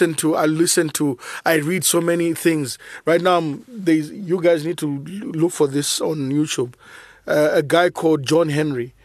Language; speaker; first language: English; non-native, local second language; Shona